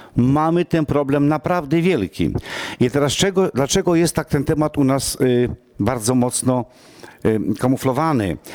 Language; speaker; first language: Polish; non-native, local second language; Romany